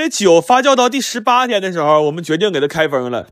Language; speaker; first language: Chinese; native; Chinese